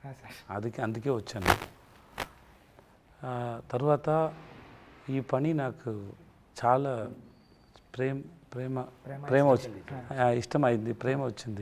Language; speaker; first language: Telugu; non-native, learner; Tamil